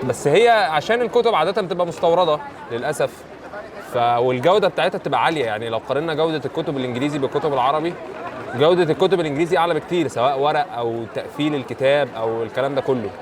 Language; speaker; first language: Arabic; native; Arabic